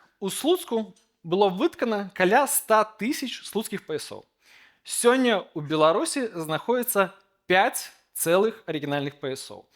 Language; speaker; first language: Belarusian; native; Belarusian